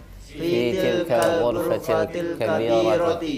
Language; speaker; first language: Arabic; non-native, learner; Indonesian